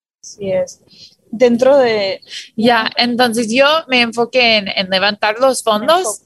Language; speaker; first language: Spanish; non-native, fluent; English